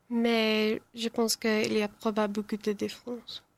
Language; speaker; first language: French; non-native, learner; English